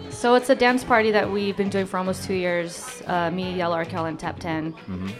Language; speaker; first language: English; native; English